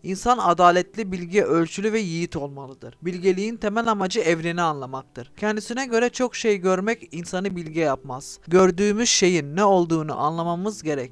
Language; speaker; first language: Turkish; native; Turkish